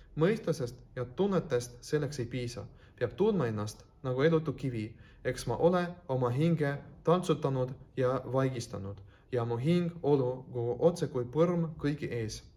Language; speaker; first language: Estonian; non-native, local second language; Russian